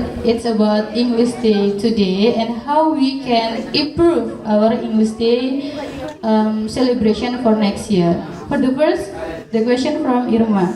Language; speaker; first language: English; non-native, fluent; Indonesian